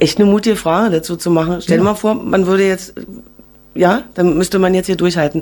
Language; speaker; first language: German; native; German